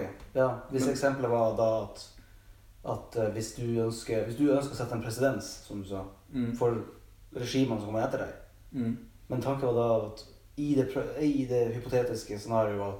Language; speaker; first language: Norwegian; native; Norwegian